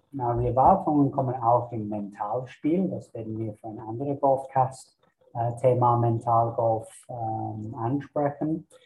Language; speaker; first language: German; non-native, fluent; English